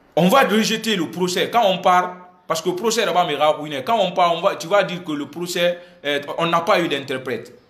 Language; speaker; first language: French; non-native, local second language; Susu